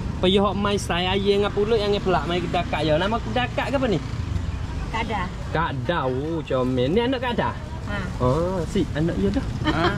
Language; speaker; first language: Malay; native; Malay